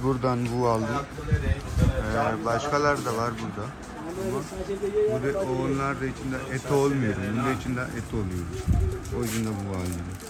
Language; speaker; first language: Turkish; non-native, learner; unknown